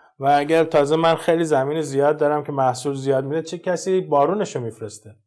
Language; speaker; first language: Persian; native; Persian